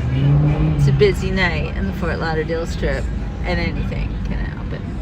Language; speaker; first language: English; native; English